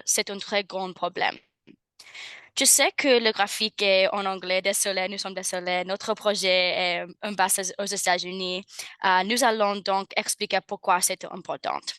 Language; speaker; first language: French; non-native, learner; English